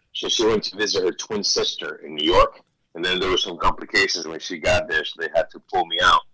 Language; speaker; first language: English; early bilingual, other home language; Spanish